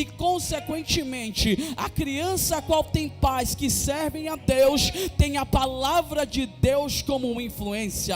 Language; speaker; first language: Portuguese; native; Portuguese